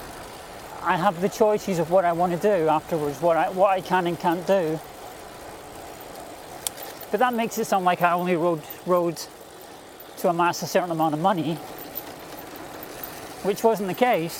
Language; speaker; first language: English; native; English